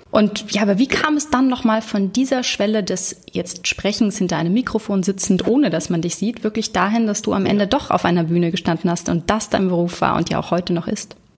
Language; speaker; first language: German; native; German